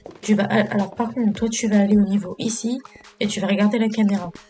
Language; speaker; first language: French; native; French